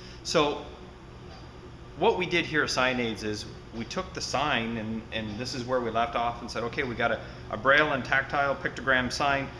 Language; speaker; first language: English; native; English